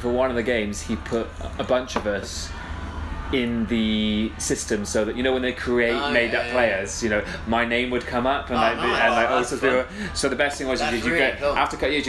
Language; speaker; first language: English; native; English